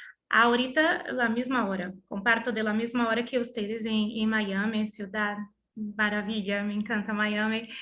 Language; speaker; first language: Spanish; non-native, learner; Portuguese